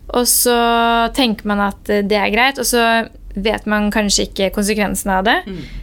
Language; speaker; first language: Norwegian; early bilingual, other home language; Persian